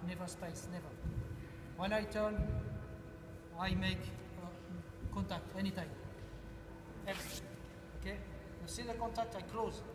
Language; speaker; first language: English; non-native, learner; French